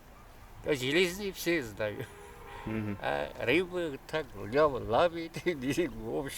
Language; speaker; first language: Russian; non-native, local second language; Kara-Kalpak